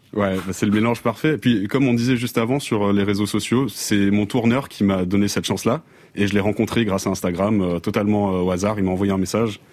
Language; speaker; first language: French; native; French